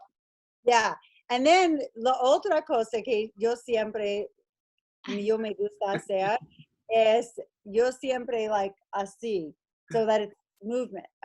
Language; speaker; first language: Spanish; non-native, learner; English